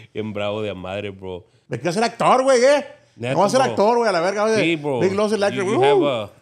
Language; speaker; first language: English; native; English